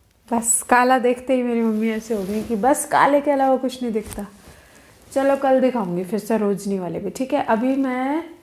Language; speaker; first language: Hindi; native; Hindi